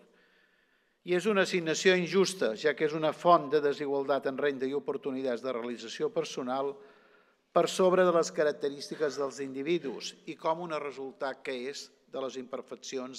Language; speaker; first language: Catalan; native; Catalan